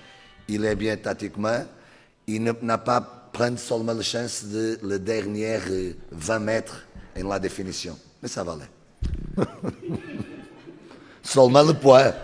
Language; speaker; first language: French; non-native, learner; Portuguese